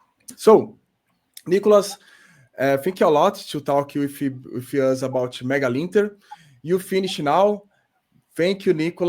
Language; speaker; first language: English; non-native, learner; Portuguese